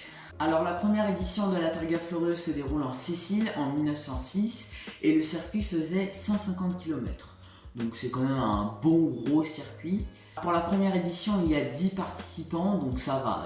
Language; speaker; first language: French; native; French